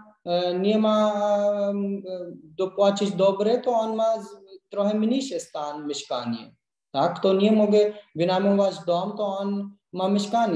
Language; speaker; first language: Polish; non-native, learner; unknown